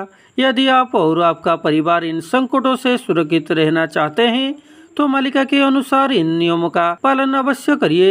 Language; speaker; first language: Hindi; non-native, local second language; Odia